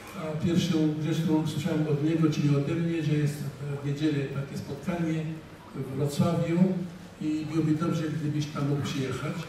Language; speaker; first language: Polish; non-native, fluent; Assyrian Neo-Aramaic